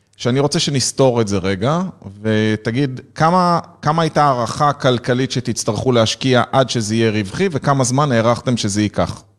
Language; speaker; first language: Hebrew; native; Hebrew